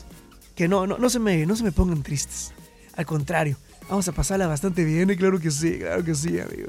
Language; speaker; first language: Spanish; native; Spanish